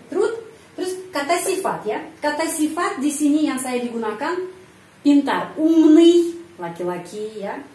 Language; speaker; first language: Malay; non-native, fluent; Russian